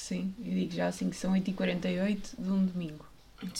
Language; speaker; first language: Portuguese; native; Portuguese